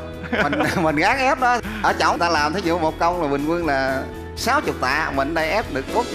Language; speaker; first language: Vietnamese; native; Vietnamese